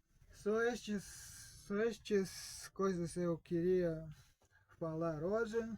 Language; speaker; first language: Portuguese; non-native, fluent; Russian